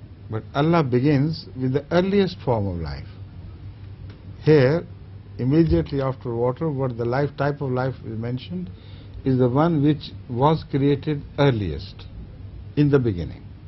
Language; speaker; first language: English; non-native, local second language; Urdu